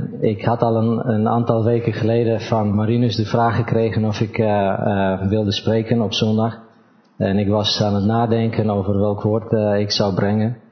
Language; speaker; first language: Dutch; early bilingual, other home language; Romanian